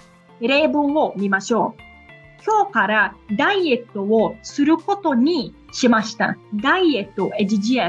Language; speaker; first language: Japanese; non-native, fluent; Portuguese